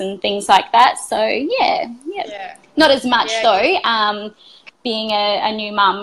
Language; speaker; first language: English; native; English